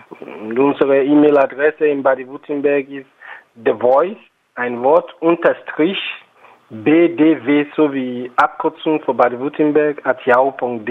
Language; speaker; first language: German; non-native, fluent; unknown